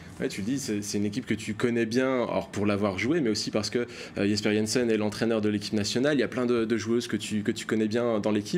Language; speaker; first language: French; native; French